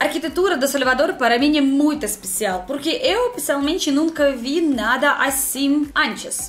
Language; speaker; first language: Portuguese; non-native, learner; Russian